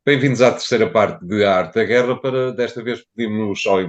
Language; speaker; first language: Portuguese; native; Portuguese